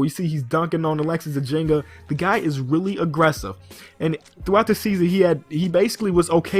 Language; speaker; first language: English; native; English